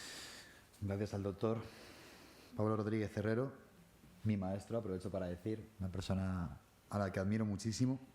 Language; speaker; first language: Spanish; native; Spanish